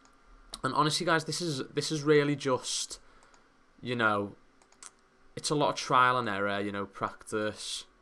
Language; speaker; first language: English; native; English